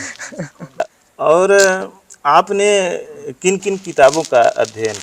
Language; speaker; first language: Hindi; native; Hindi